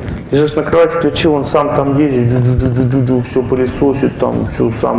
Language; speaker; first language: Russian; native; Russian